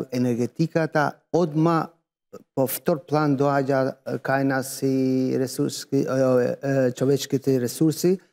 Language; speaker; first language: Macedonian; non-native, local second language; Albanian